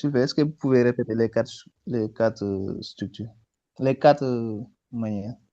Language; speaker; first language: French; non-native, learner; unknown